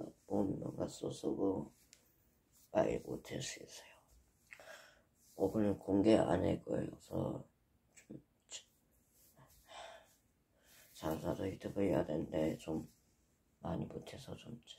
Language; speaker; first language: Korean; non-native, learner; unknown